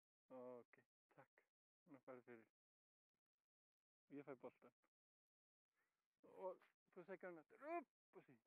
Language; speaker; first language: Icelandic; non-native, learner; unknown